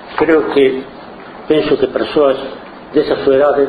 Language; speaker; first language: Spanish; non-native, local second language; Galician